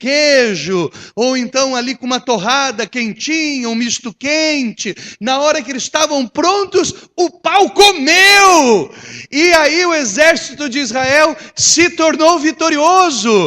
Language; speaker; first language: Portuguese; native; Portuguese